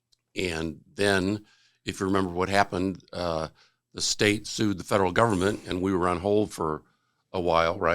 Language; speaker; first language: English; native; English